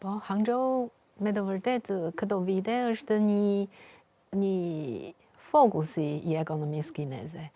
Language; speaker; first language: Albanian; non-native, fluent; Chinese